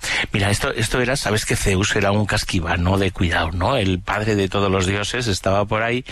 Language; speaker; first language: Spanish; native; Spanish